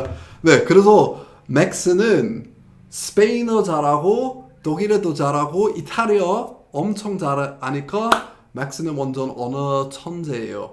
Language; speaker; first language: Korean; non-native, fluent; English